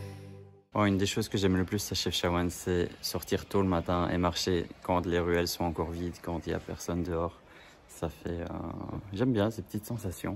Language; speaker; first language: French; native; French